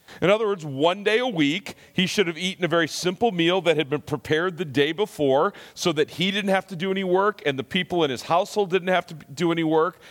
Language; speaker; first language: English; native; English